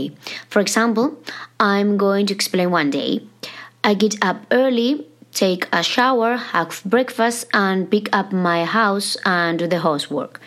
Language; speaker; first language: English; non-native, learner; Spanish